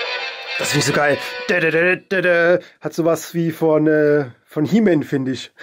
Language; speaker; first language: German; native; German